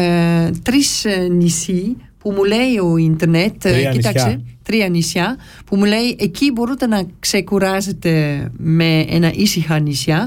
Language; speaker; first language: Greek; non-native, learner; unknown